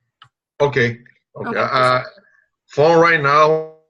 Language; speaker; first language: English; non-native, fluent; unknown